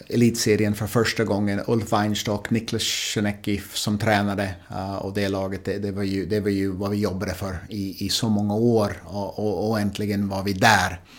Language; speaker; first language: Swedish; non-native, fluent; English